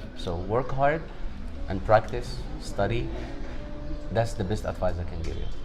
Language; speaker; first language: English; non-native, fluent; Arabic